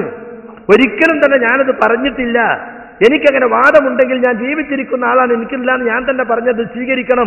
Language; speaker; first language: Malayalam; native; Malayalam